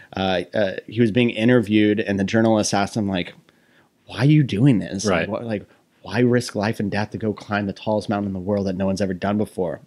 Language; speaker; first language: English; native; English